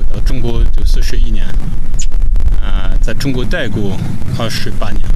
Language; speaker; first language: Chinese; non-native, fluent; French